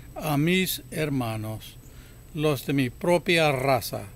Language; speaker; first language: Spanish; early bilingual, heritage; Spanish